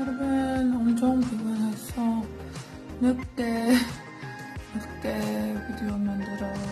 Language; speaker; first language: Korean; non-native, learner; English